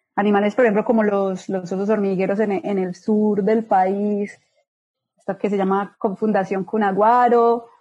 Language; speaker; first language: Spanish; native; Spanish